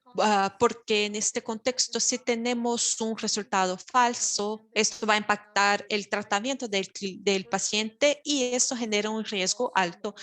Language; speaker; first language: Spanish; non-native, fluent; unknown